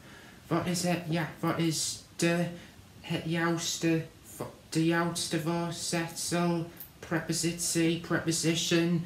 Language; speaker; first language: Dutch; non-native, learner; English